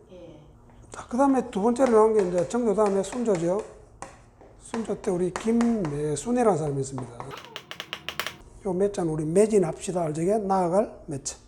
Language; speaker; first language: Korean; native; Korean